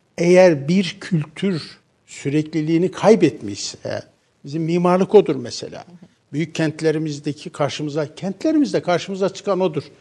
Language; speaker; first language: Turkish; native; Turkish